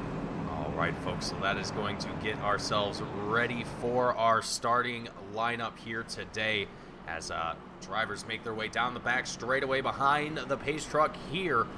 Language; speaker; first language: English; native; English